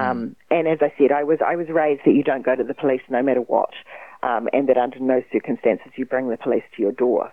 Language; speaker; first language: English; native; English